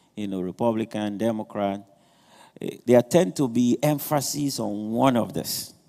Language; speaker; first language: English; non-native, local second language; Yoruba